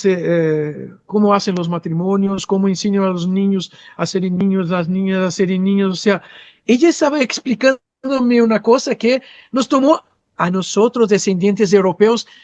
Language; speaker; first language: Spanish; non-native, fluent; Portuguese